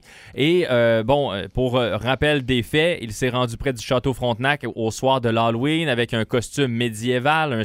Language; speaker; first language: French; native; French